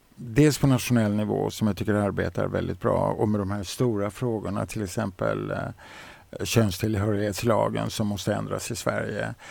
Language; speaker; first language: Swedish; native; Swedish